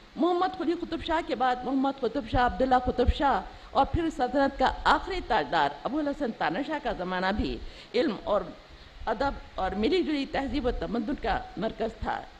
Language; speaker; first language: Urdu; native; Urdu